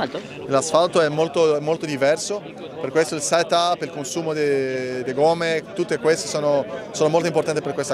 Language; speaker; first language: Italian; non-native, learner; Portuguese